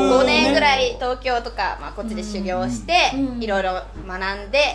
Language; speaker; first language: Japanese; native; Japanese